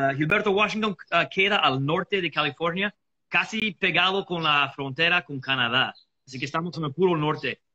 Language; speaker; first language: Spanish; non-native, fluent; English